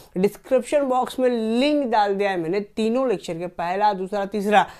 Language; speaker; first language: Hindi; non-native, local second language; Marathi